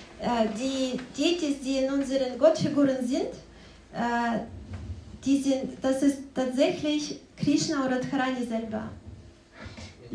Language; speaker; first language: German; non-native, fluent; Russian